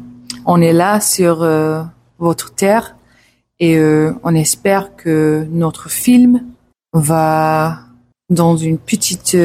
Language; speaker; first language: French; non-native, learner; English